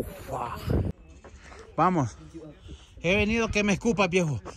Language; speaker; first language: Spanish; native; Spanish